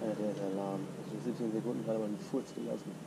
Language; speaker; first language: German; native; German